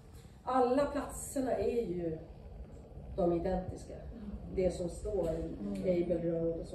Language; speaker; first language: Swedish; native; Swedish